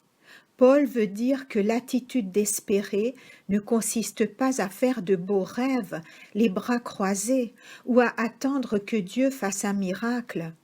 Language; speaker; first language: French; native; French